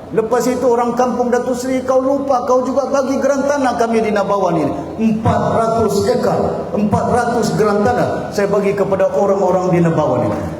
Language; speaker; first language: Malay; native; Malay